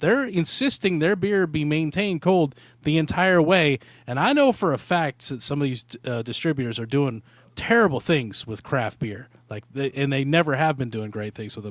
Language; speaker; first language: English; native; English